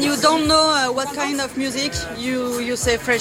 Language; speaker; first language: English; non-native, learner; French